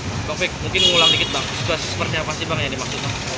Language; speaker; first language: Indonesian; native; Indonesian